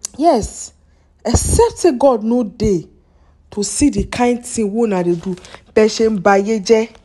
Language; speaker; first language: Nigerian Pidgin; non-native, local second language; Yoruba